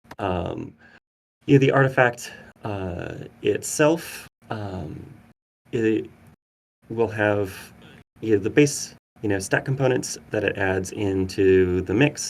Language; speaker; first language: English; native; English